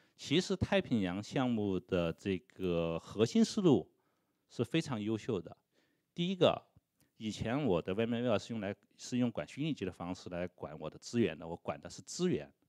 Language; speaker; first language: Chinese; native; Chinese